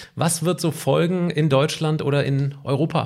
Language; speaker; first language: German; native; German